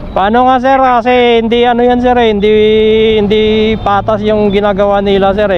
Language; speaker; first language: Filipino; native; Filipino